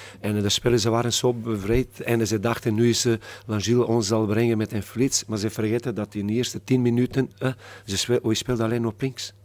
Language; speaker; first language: Dutch; non-native, fluent; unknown